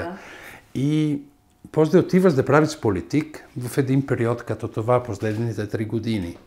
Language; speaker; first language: Bulgarian; non-native, fluent; Italian